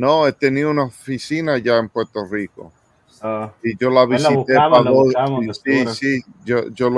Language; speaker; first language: Spanish; early bilingual, heritage; English